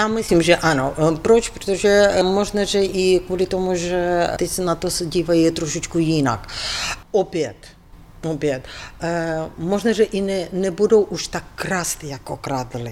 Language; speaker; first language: Czech; non-native, fluent; Ukrainian